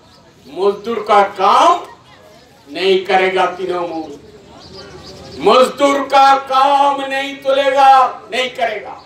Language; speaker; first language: Hindi; non-native, local second language; Bangla